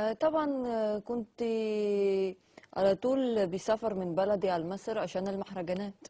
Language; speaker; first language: Egyptian Arabic; non-native, learner; Armenian